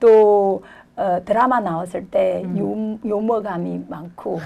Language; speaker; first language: Korean; non-native, fluent; Chinese